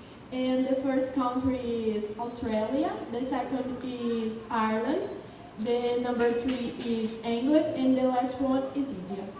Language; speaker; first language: English; non-native, learner; Portuguese